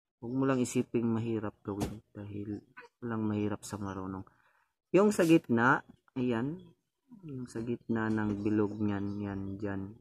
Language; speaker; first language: Filipino; non-native, local second language; Cebuano